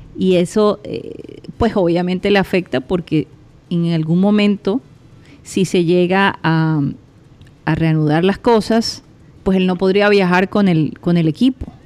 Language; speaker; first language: Spanish; native; Spanish